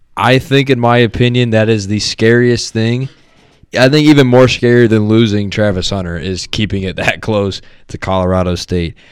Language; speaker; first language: English; native; English